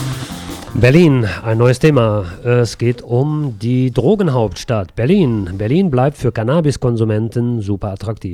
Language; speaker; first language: German; native; German